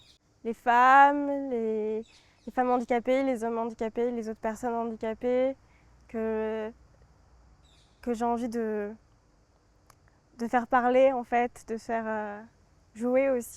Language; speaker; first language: French; native; French